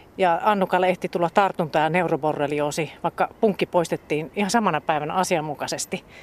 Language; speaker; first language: Finnish; native; Finnish